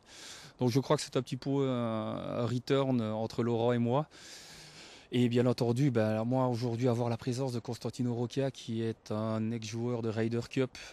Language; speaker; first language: French; native; French